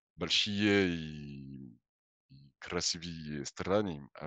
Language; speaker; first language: Russian; non-native, learner; French